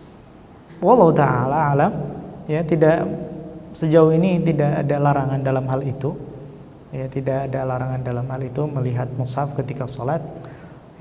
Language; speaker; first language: Indonesian; native; Indonesian